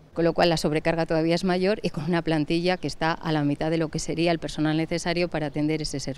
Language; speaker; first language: Spanish; native; Spanish